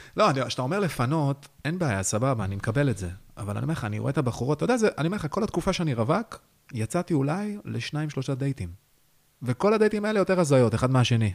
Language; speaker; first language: Hebrew; native; Hebrew